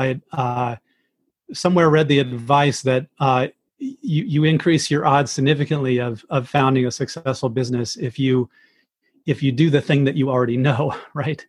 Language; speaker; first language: English; native; English